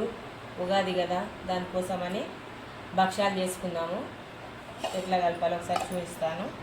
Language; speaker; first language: Telugu; native; Telugu